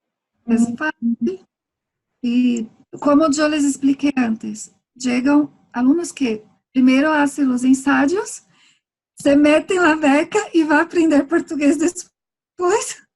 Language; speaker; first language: Spanish; non-native, fluent; Portuguese